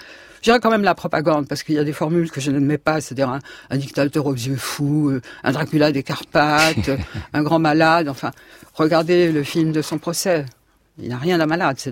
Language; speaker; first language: French; native; French